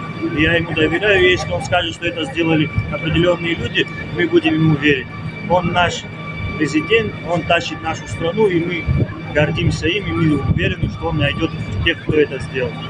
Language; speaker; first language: Russian; native; Russian